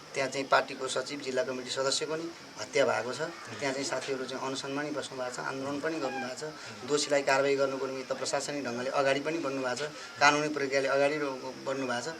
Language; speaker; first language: Nepali; native; Nepali